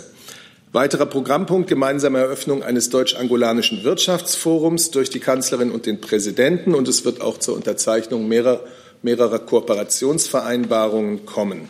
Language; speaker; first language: German; native; German